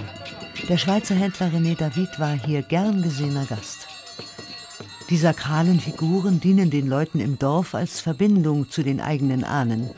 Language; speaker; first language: German; native; German